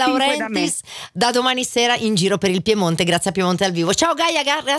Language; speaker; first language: Italian; native; Italian